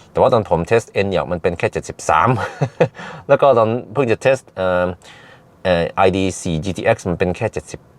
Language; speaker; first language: Thai; early bilingual, heritage; Thai